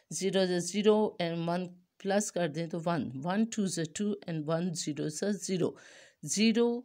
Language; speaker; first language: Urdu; native; Urdu